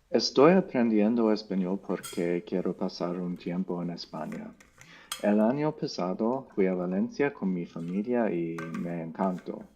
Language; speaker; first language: Spanish; non-native, learner; English